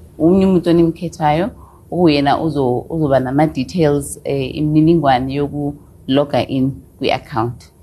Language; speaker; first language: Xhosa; non-native, local second language; Zulu